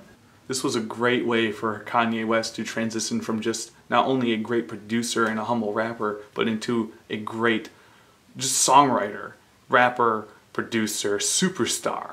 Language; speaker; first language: English; native; English